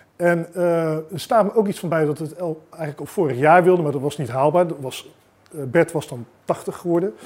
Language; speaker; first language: Dutch; native; Dutch